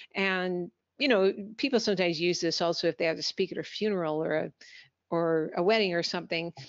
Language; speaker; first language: English; native; English